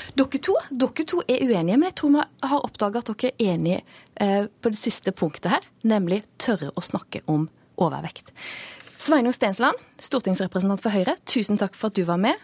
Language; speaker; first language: Norwegian; native; Norwegian